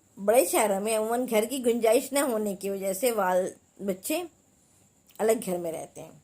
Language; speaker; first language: Urdu; native; Urdu